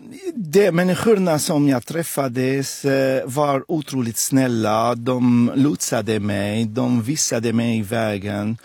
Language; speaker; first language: Swedish; non-native, fluent; Arabic